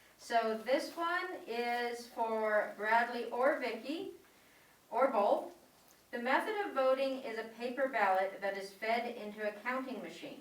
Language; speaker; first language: English; native; English